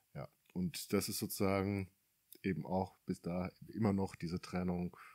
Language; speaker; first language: German; native; German